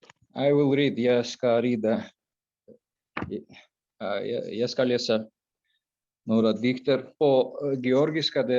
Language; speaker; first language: Swedish; non-native, fluent; Georgian